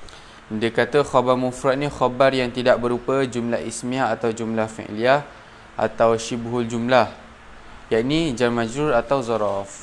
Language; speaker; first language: Malay; native; Malay